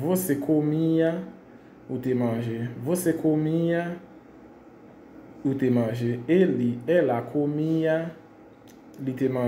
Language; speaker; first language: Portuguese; non-native, fluent; Haitian Creole